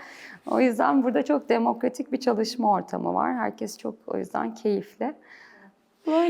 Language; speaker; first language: Turkish; native; Turkish